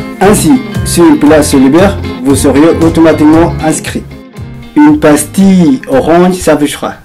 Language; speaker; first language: French; non-native, fluent; Arabic